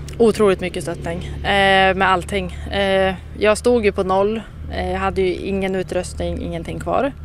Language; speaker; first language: Swedish; native; Swedish